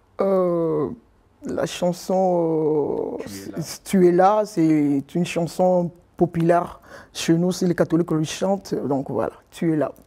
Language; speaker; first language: French; non-native, local second language; Lingala